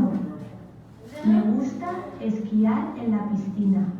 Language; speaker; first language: Spanish; non-native, learner; English